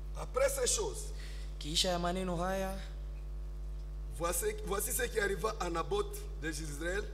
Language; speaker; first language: French; non-native, local second language; Swahili